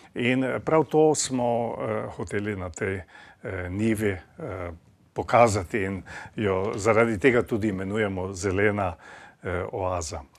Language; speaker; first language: Slovenian; native; Slovenian